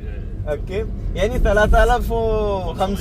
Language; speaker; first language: Arabic; non-native, learner; Hindi